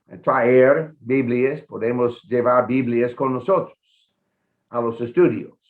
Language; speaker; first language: Spanish; non-native, fluent; English